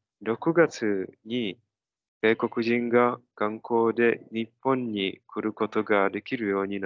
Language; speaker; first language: Japanese; non-native, learner; Czech